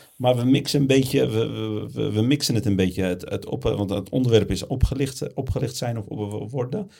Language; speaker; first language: Dutch; early bilingual, other home language; Arabic